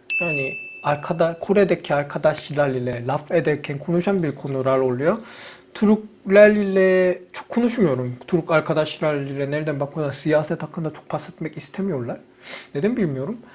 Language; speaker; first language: Turkish; non-native, fluent; Korean